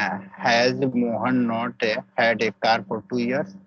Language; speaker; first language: English; non-native, learner; Hindi